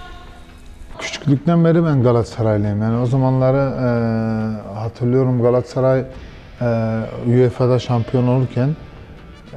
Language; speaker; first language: Turkish; early bilingual, heritage; Turkish